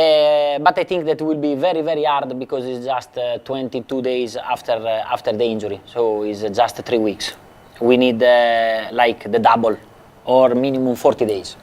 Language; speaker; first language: English; non-native, fluent; Italian